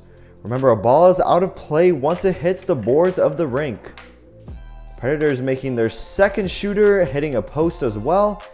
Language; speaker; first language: English; native; English